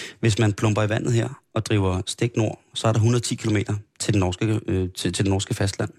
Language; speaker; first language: Danish; native; Danish